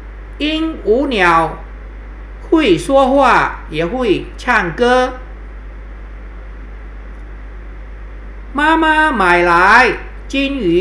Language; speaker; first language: Chinese; non-native, fluent; Thai